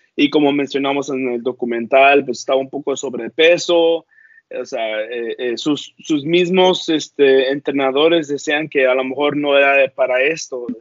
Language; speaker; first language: Spanish; early bilingual, heritage; Spanish